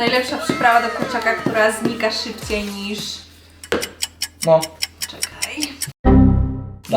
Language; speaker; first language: Polish; native; Polish